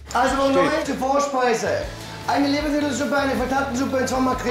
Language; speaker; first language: German; native; German